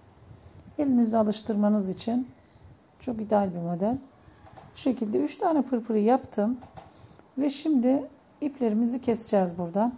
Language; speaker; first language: Turkish; native; Turkish